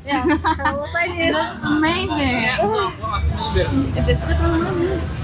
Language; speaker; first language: English; non-native, learner; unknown